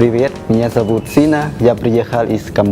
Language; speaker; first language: Russian; non-native, learner; Khmer